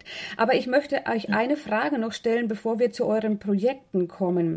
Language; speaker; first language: German; native; German